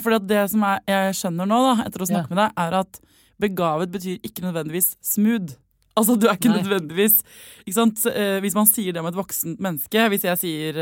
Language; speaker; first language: Norwegian; native; Norwegian